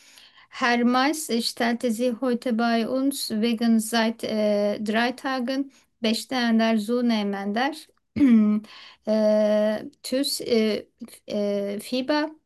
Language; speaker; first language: German; non-native, learner; Turkish